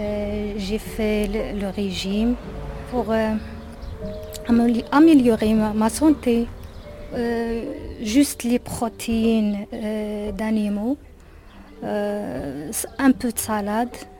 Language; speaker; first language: French; non-native, learner; Berber languages